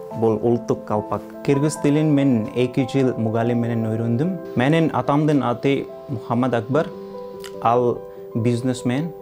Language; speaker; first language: Kyrgyz; non-native, learner; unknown